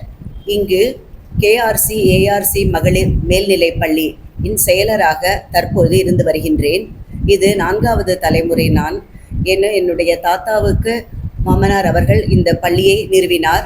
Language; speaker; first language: Tamil; native; Tamil